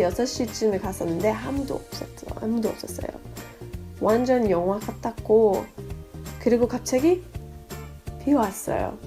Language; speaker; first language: Korean; non-native, fluent; French